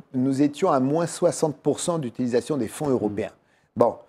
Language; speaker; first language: French; native; French